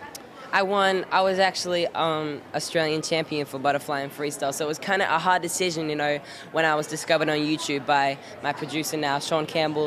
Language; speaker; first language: English; native; English